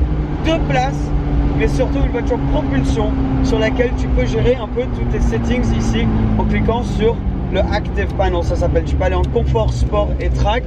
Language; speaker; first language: French; native; French